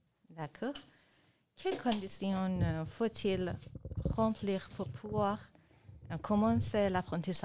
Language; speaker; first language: French; non-native, learner; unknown